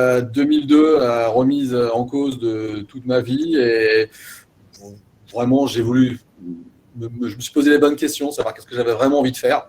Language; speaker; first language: French; native; French